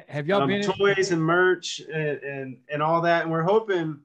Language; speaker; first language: English; native; English